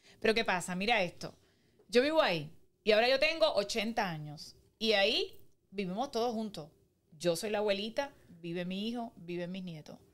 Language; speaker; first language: Spanish; native; Spanish